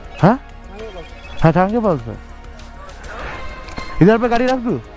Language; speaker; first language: Hindi; non-native, local second language; Bangla